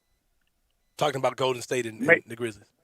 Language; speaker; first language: English; native; English